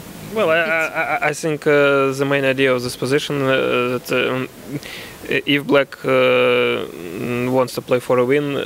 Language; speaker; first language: English; non-native, fluent; Russian